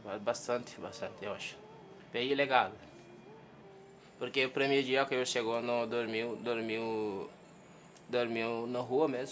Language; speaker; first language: Portuguese; non-native, learner; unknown